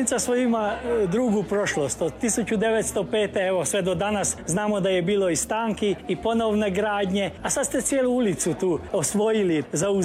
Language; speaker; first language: Croatian; early bilingual, heritage; Croatian